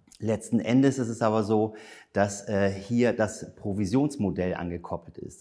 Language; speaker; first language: German; native; German